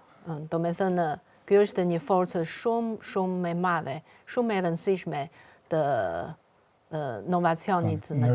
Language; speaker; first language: Albanian; non-native, fluent; Chinese